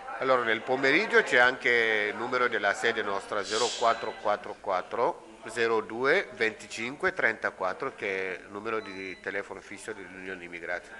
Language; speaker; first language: Italian; non-native, fluent; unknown